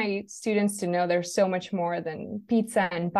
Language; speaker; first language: English; non-native, fluent; Italian